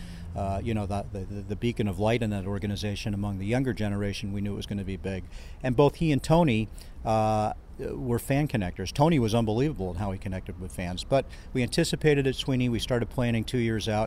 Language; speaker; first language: English; native; English